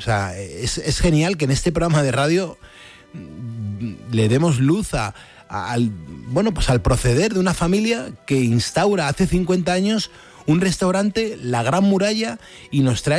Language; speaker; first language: Spanish; native; Spanish